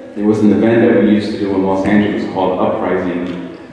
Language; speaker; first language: English; native; English